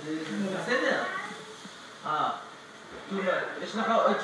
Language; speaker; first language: Hebrew; non-native, learner; English